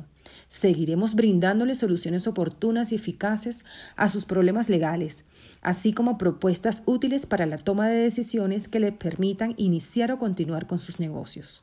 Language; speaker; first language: Spanish; native; Spanish